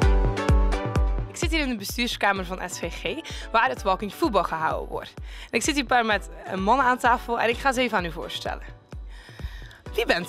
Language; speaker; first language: Dutch; native; Dutch